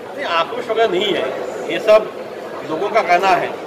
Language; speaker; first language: Hindi; non-native, local second language; Marathi